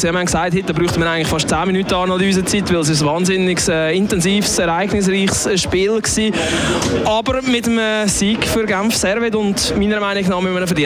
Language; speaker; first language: German; native; German